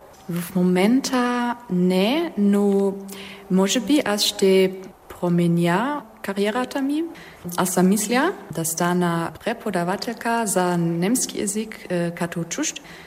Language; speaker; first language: Bulgarian; non-native, learner; German